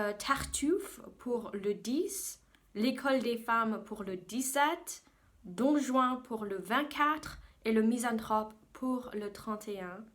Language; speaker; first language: French; non-native, fluent; English